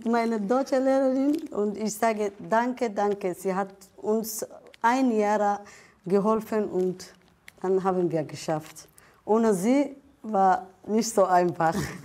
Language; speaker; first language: German; non-native, learner; Somali